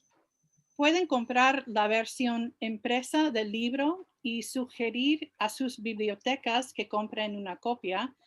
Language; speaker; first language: Spanish; non-native, fluent; English